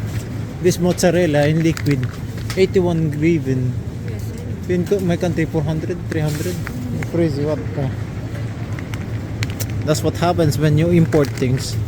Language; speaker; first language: English; non-native, learner; Filipino